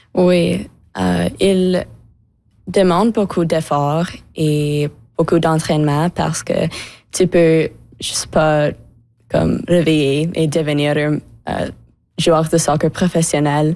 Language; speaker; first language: French; non-native, local second language; English